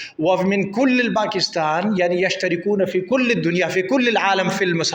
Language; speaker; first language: Arabic; non-native, fluent; Pashto